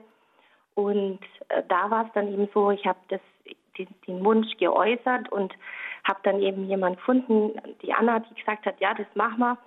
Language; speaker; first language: German; native; German